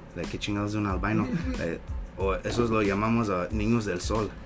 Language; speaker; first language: Spanish; early bilingual, heritage; Spanish